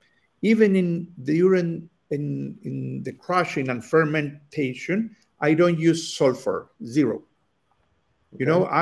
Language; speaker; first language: English; non-native, learner; Spanish